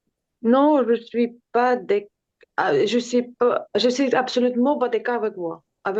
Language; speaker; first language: French; non-native, learner; Ukrainian